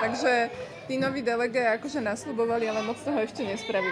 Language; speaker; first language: Slovak; native; Slovak